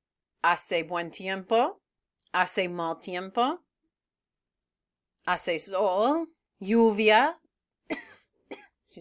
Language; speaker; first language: Spanish; non-native, fluent; English